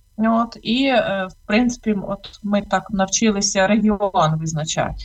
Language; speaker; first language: Ukrainian; native; Ukrainian